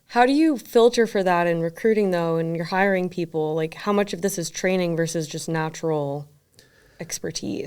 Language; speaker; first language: English; native; English